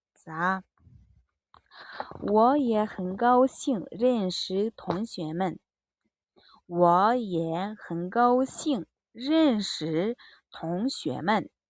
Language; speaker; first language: Chinese; non-native, fluent; Mongolian